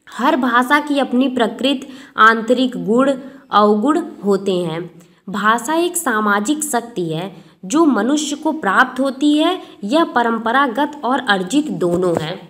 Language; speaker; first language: Hindi; native; Hindi